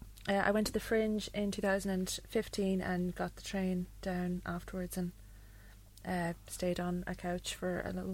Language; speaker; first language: English; native; English